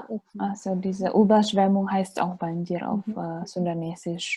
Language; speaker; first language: German; non-native, fluent; Indonesian